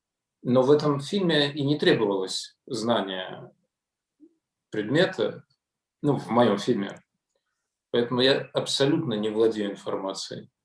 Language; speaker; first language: Russian; native; Russian